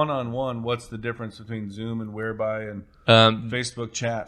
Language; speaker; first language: English; native; English